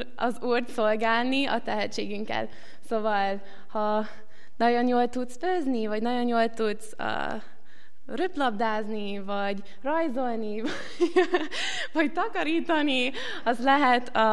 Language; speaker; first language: Hungarian; non-native, learner; English